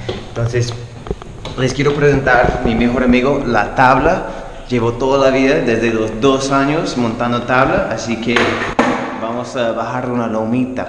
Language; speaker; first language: Spanish; native; Spanish